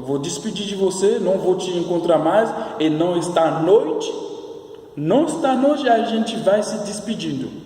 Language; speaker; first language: Portuguese; non-native, fluent; Haitian Creole